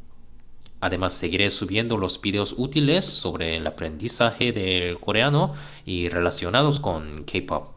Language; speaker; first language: Spanish; non-native, fluent; Korean